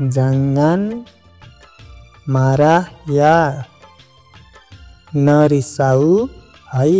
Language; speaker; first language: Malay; non-native, learner; Nepali